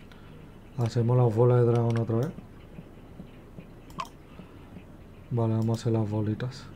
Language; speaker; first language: Spanish; native; Spanish